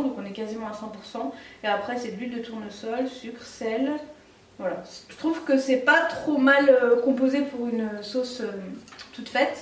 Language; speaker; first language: French; native; French